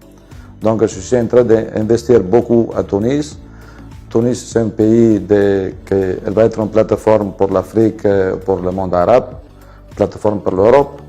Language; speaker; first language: French; non-native, fluent; Italian